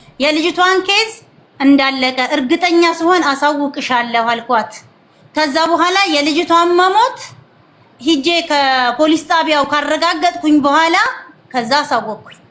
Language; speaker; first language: Amharic; native; Amharic